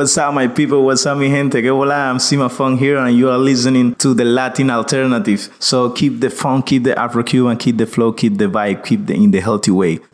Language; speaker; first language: English; non-native, fluent; Spanish